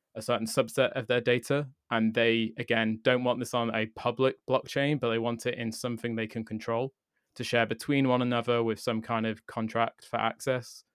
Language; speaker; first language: English; native; English